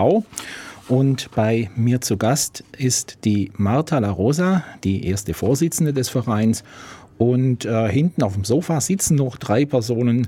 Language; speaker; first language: German; native; German